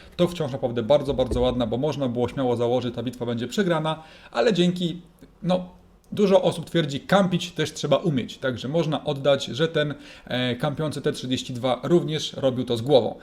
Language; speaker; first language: Polish; native; Polish